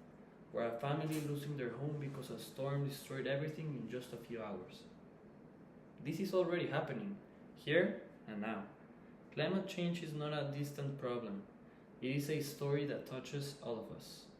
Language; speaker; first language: English; non-native, fluent; Spanish